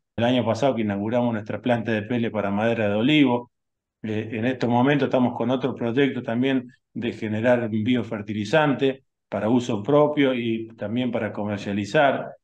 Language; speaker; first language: Spanish; native; Spanish